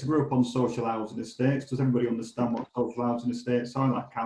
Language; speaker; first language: English; native; English